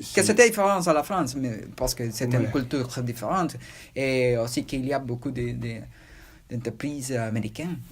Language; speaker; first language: French; non-native, learner; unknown